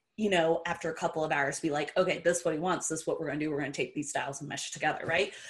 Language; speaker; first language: English; early bilingual, other home language; Portuguese